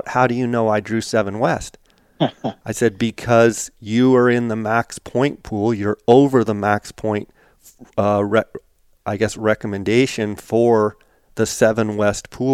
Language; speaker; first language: English; native; English